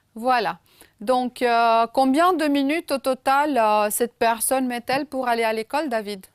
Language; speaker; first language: French; non-native, fluent; Romanian